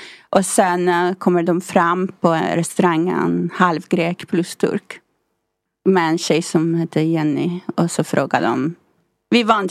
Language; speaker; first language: Swedish; non-native, fluent; Persian